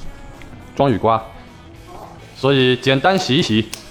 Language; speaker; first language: Chinese; native; Chinese